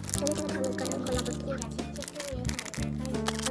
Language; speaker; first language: Korean; native; Korean